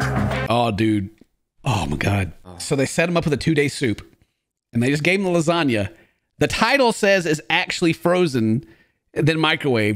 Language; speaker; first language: English; native; English